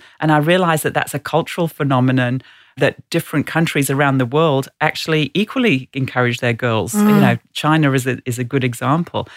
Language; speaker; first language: English; native; English